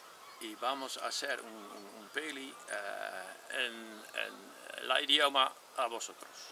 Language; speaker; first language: Spanish; non-native, learner; Dutch